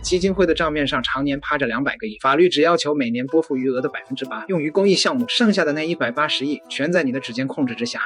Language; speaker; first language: Chinese; native; Chinese